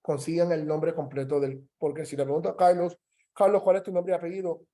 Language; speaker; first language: Spanish; early bilingual, heritage; Spanish